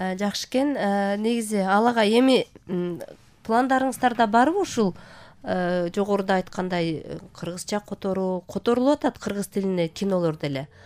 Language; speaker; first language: Kyrgyz; native; Kyrgyz